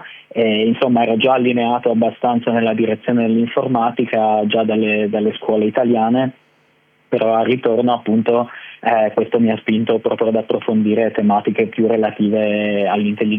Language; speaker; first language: Italian; native; Italian